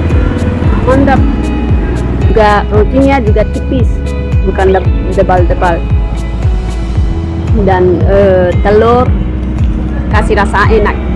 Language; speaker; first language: Indonesian; non-native, learner; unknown